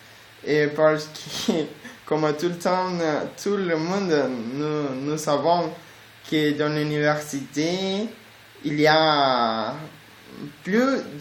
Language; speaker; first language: French; non-native, learner; Spanish